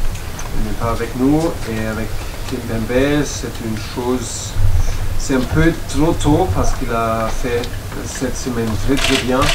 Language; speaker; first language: French; non-native, learner; German